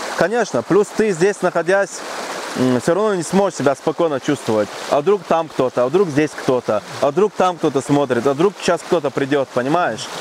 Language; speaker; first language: Russian; non-native, local second language; Chechen